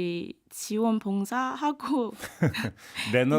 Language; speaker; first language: Korean; non-native, fluent; Cantonese